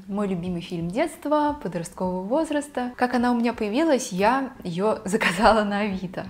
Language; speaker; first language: Russian; native; Russian